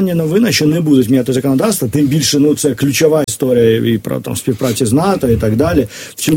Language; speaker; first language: Ukrainian; native; Ukrainian